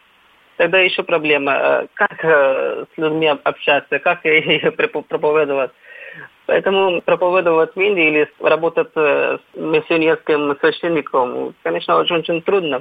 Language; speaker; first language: Russian; non-native, fluent; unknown